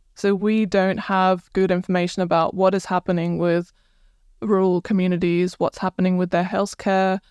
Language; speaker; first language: English; non-native, fluent; Croatian